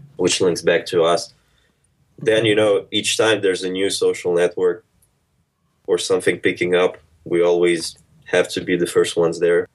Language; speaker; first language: English; early bilingual, other home language; Russian